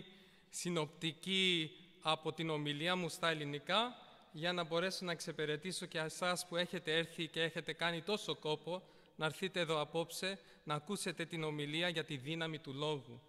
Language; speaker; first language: Greek; early bilingual, heritage; Greek